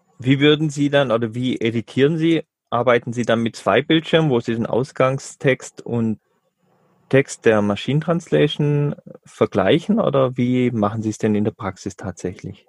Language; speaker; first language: German; native; German